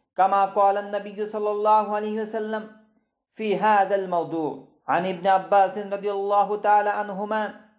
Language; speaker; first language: Arabic; non-native, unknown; Bangla